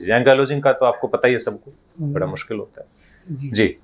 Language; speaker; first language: Hindi; native; Hindi